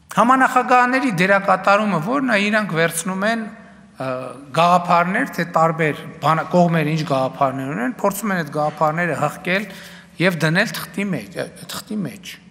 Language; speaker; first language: Armenian; native; Armenian